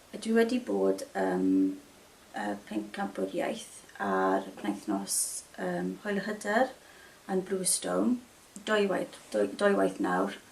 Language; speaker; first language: Welsh; non-native, local second language; English